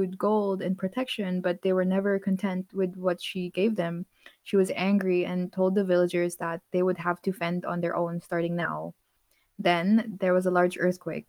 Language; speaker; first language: English; non-native, local second language; Filipino